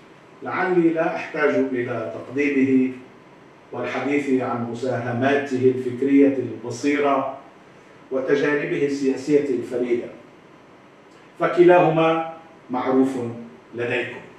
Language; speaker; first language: Arabic; native; Arabic